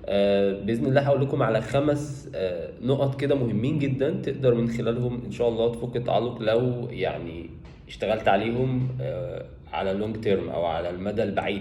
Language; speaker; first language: Arabic; native; Arabic